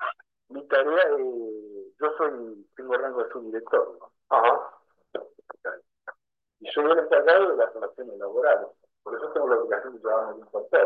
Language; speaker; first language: Spanish; native; Spanish